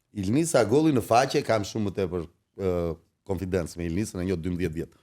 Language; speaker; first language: Albanian; native; Albanian